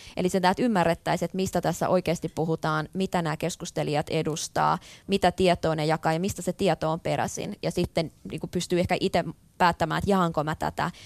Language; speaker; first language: Finnish; native; Finnish